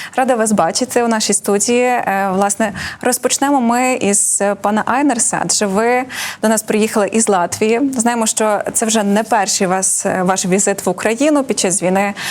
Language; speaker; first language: Ukrainian; native; Ukrainian